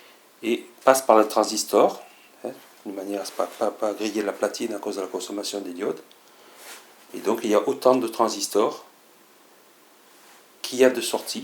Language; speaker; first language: French; native; French